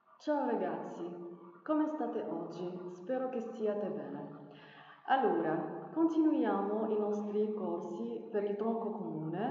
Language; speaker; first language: Italian; non-native, fluent; Arabic